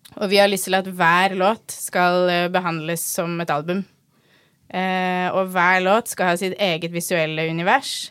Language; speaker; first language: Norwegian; native; Norwegian